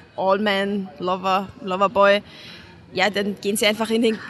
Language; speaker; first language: German; non-native, fluent; Hungarian